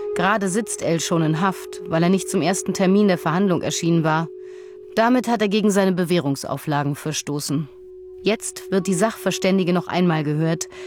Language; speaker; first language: German; native; German